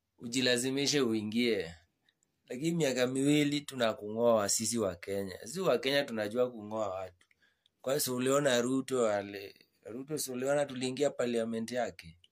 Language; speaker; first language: Swahili; native; Swahili